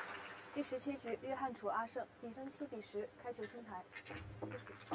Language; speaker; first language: Chinese; native; Chinese